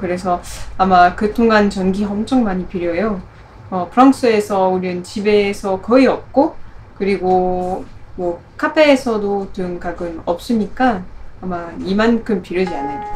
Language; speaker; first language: Korean; non-native, learner; French